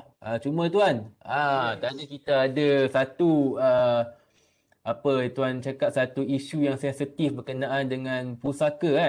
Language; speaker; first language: Malay; native; Malay